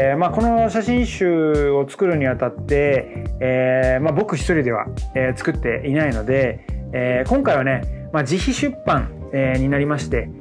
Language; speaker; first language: Japanese; early bilingual, other home language; French